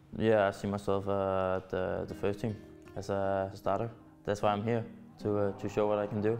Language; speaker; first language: English; non-native, fluent; Danish